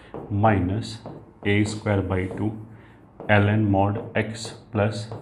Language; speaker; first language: Hindi; native; Hindi